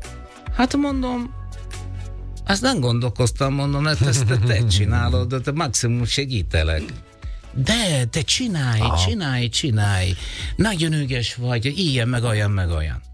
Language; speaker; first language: Hungarian; non-native, fluent; Italian